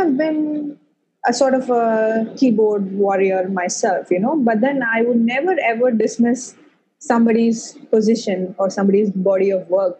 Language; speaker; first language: English; non-native, local second language; Tamil